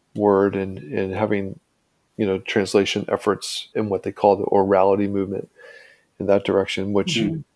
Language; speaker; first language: English; native; English